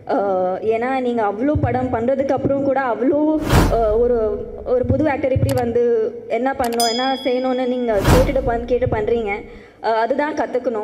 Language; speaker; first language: Tamil; non-native, fluent; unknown